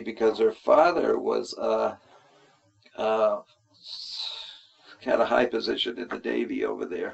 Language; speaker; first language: English; native; English